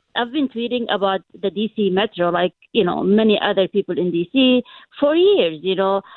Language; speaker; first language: English; non-native, fluent; Arabic